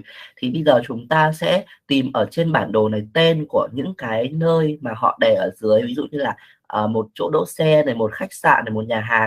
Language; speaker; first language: Vietnamese; native; Vietnamese